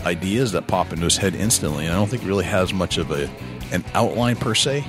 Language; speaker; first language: English; native; English